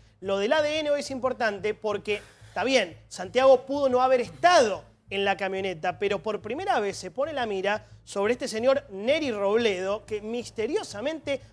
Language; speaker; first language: Spanish; native; Spanish